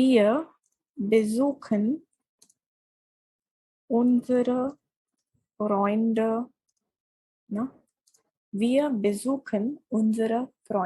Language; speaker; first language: German; non-native, fluent; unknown